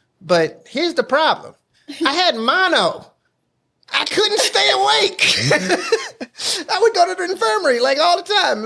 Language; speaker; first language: English; native; English